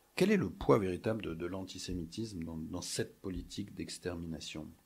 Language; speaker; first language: French; native; French